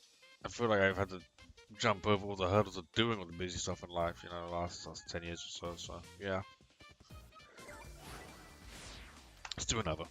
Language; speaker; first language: English; native; English